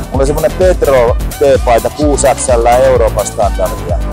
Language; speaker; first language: Finnish; native; Finnish